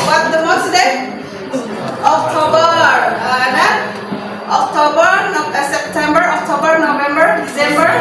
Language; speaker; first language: English; non-native, learner; Indonesian